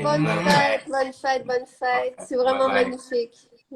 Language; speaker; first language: French; native; French